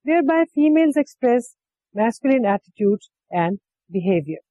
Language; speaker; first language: English; non-native, local second language; Urdu